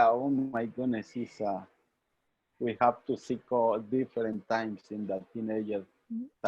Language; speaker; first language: English; non-native, learner; Spanish